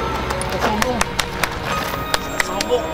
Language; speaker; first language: French; native; French